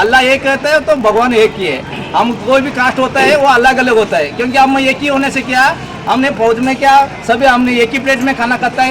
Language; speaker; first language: Hindi; non-native, local second language; Kannada